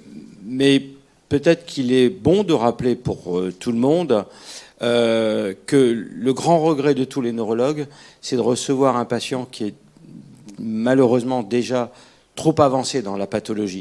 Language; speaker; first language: French; native; French